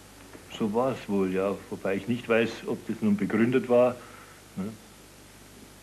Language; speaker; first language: German; native; German